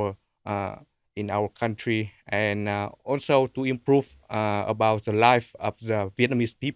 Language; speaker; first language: English; non-native, learner; Vietnamese